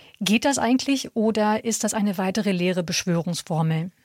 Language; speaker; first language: German; native; German